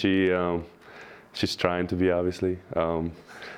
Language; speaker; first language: English; non-native, fluent; Arabic